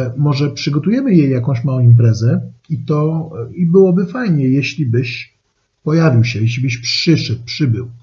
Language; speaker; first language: Polish; non-native, fluent; French